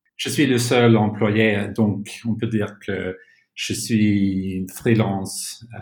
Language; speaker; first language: French; non-native, fluent; Swedish